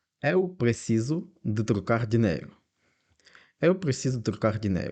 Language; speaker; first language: Portuguese; non-native, fluent; Ukrainian